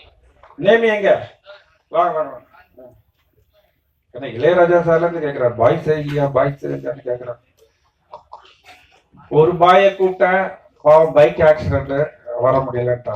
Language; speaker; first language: Tamil; native; Tamil